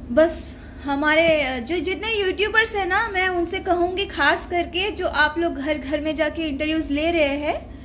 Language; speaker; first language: Hindi; non-native, local second language; Gujarati